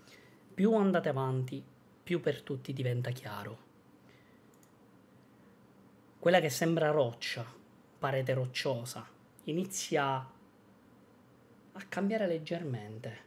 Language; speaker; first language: Italian; native; Italian